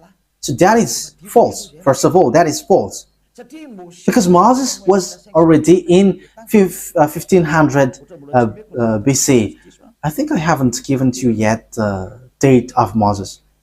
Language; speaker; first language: English; non-native, fluent; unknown